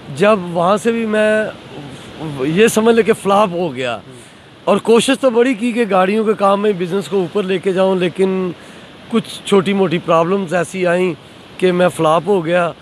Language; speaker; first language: Urdu; non-native, local second language; Punjabi